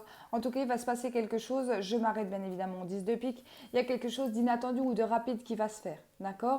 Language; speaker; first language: French; native; French